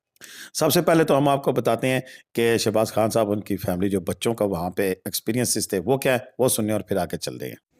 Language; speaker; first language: Hindi; non-native, local second language; Punjabi